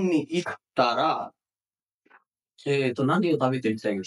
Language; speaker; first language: Japanese; non-native, fluent; Bangla